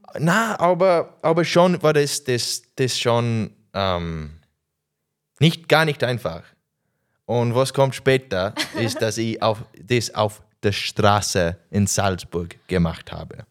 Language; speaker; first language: German; non-native, learner; English